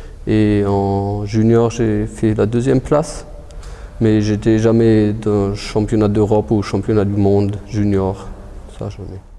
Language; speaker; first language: French; early bilingual, heritage; German